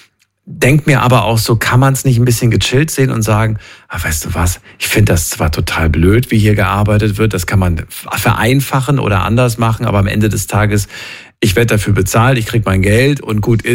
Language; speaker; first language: German; native; German